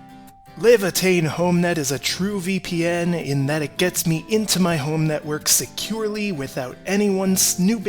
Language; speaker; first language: English; native; English